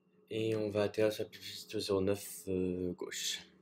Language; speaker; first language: French; native; French